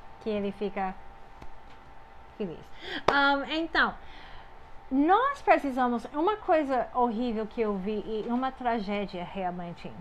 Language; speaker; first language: Portuguese; non-native, fluent; English